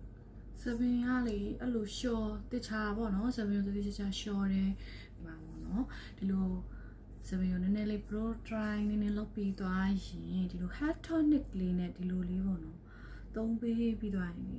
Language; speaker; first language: Burmese; native; Burmese